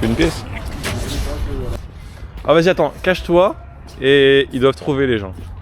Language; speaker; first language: French; native; French